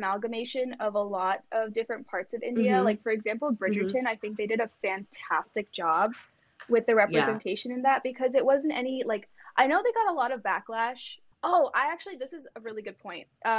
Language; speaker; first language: English; early bilingual, other home language; Kannada